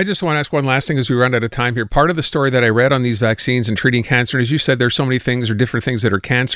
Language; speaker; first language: English; native; English